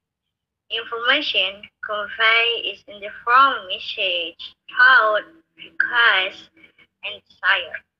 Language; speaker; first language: English; non-native, learner; Indonesian